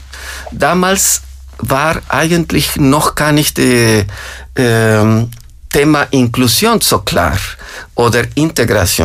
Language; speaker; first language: German; non-native, fluent; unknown